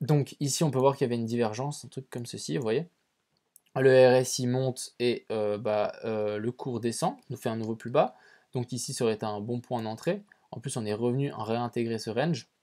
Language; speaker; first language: French; native; French